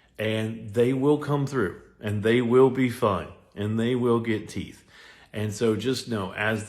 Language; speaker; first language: English; native; English